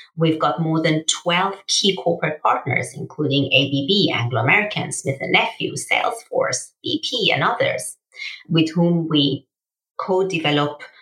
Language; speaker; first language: English; early bilingual, other home language; Persian